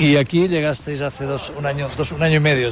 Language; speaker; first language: Spanish; native; Spanish